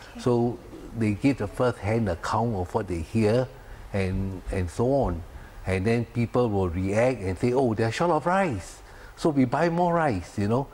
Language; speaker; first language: English; non-native, local second language; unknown